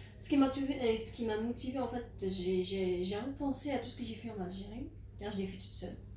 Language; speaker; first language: French; non-native, local second language; Arabic